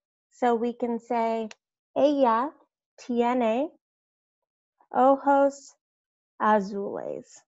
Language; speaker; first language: Spanish; non-native, fluent; English